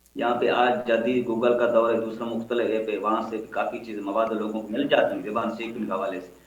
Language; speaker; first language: Urdu; non-native, local second language; Baluchi